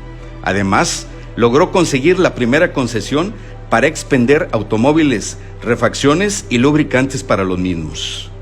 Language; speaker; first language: Spanish; native; Spanish